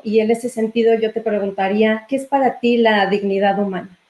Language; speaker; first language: Spanish; native; Spanish